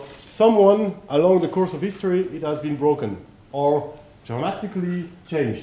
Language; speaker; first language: English; non-native, fluent; French